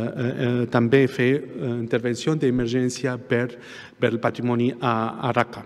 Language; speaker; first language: Catalan; non-native, fluent; Arabic